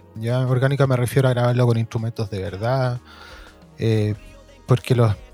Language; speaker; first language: Spanish; native; Spanish